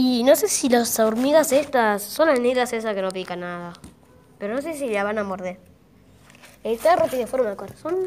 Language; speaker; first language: Spanish; native; Spanish